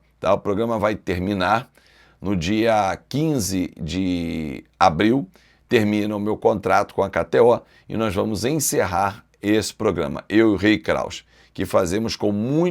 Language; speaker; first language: Portuguese; native; Portuguese